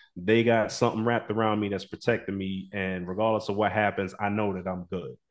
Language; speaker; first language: English; native; English